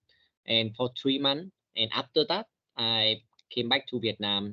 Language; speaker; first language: English; non-native, learner; Vietnamese